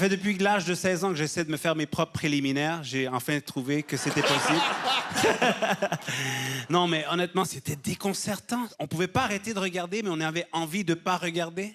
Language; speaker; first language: French; native; French